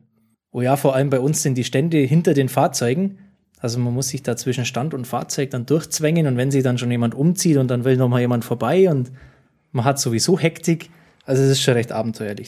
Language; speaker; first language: German; native; German